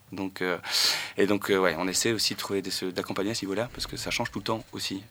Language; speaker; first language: French; native; French